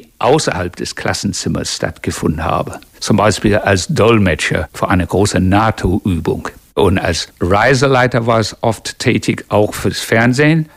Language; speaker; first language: German; non-native, fluent; English